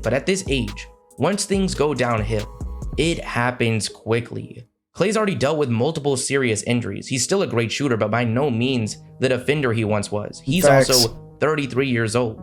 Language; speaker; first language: English; native; English